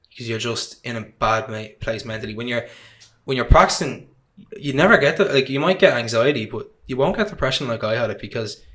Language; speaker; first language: English; native; English